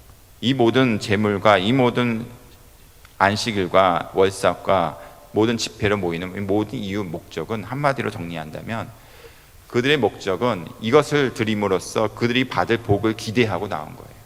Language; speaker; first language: Korean; native; Korean